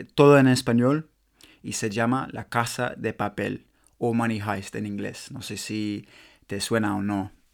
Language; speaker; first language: Spanish; non-native, learner; English